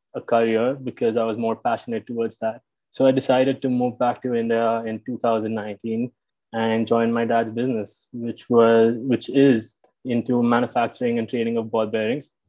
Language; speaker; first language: English; non-native, local second language; Hindi